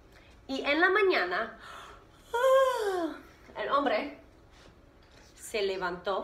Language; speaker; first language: Spanish; non-native, fluent; English